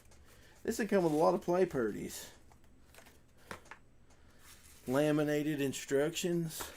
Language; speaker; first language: English; native; English